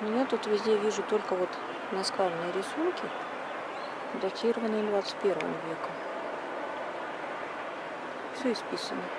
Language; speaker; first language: Russian; native; Russian